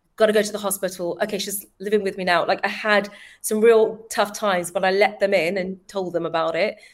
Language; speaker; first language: English; native; English